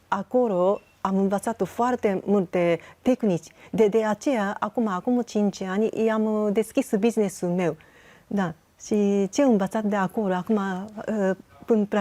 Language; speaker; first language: Romanian; non-native, learner; Japanese